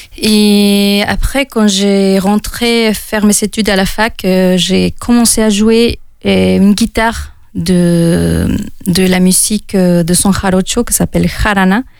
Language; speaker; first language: French; non-native, fluent; Spanish